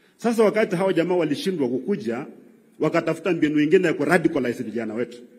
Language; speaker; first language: Swahili; non-native, local second language; Luyia